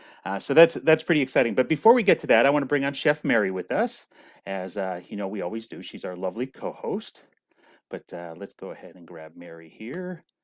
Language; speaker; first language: English; native; English